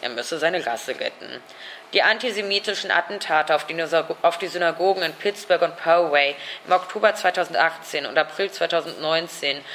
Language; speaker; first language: German; native; German